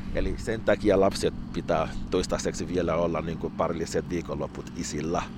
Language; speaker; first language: Finnish; non-native, fluent; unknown